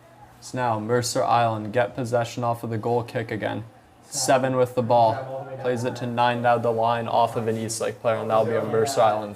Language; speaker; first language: English; native; English